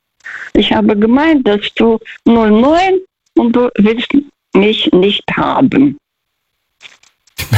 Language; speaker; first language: German; non-native, fluent; Russian